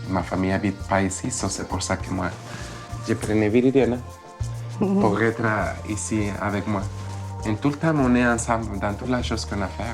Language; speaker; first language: French; non-native, fluent; Spanish